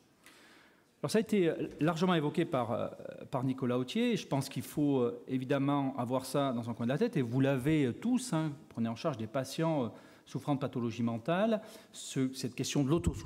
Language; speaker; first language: French; native; French